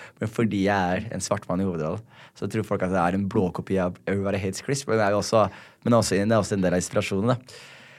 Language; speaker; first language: Norwegian; early bilingual, other home language; Somali